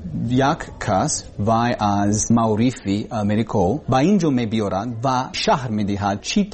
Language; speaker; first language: Persian; non-native, learner; English